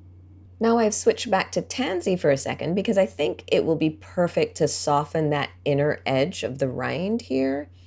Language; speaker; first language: English; native; English